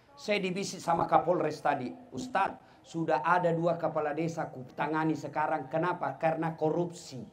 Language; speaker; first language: Indonesian; non-native, local second language; Buginese